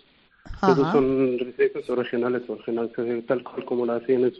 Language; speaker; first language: Spanish; non-native, fluent; Arabic